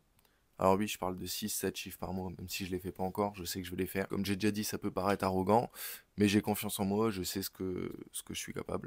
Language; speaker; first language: French; native; French